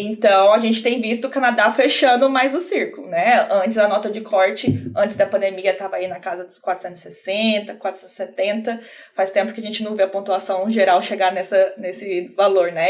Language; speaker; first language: Portuguese; native; Portuguese